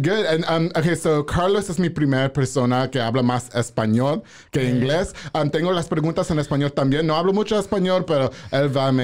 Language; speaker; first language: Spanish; early bilingual, heritage; English